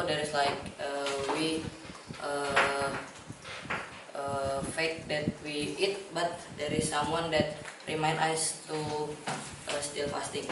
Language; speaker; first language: English; non-native, learner; Indonesian